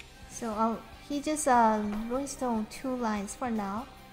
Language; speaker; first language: English; non-native, fluent; Chinese